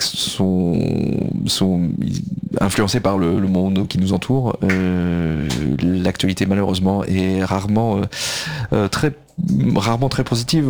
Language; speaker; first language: French; native; French